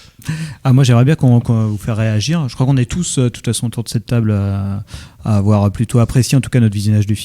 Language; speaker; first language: French; native; French